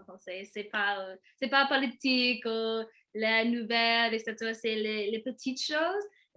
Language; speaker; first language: French; non-native, learner; English